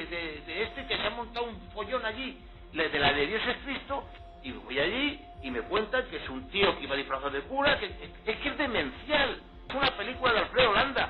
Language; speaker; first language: Spanish; native; Spanish